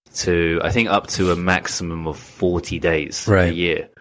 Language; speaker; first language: English; native; English